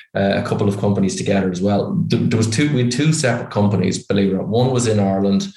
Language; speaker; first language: English; native; English